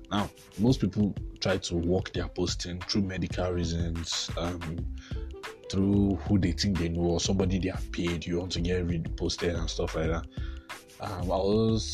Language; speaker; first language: English; non-native, local second language; Yoruba